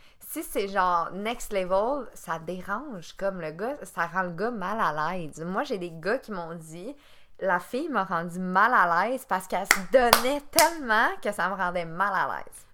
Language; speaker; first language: French; native; French